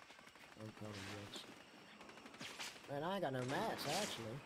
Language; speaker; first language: English; native; English